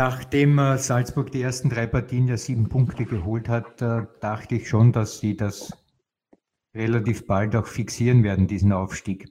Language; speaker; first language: German; native; German